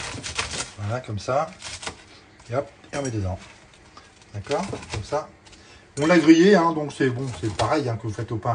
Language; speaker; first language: French; native; French